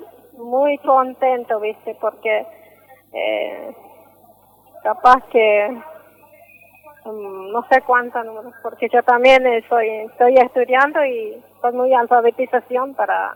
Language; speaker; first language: Spanish; non-native, local second language; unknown